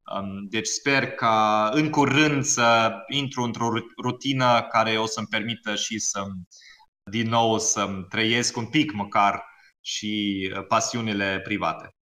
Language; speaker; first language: Romanian; non-native, fluent; German